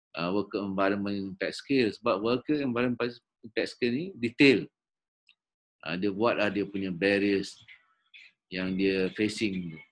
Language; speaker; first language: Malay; native; Malay